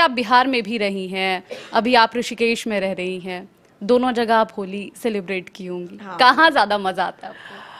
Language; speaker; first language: Hindi; native; Hindi